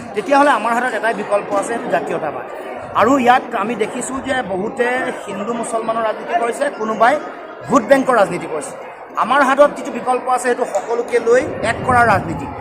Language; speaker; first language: Assamese; native; Assamese